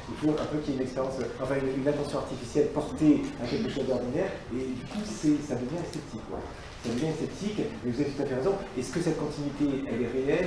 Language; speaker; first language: French; native; French